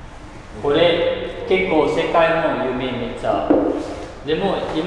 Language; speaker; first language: Japanese; non-native, learner; Indonesian